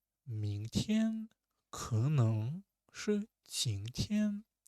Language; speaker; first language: Chinese; non-native, learner; Russian